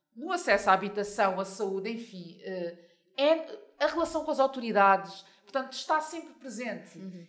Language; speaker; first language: Portuguese; native; Portuguese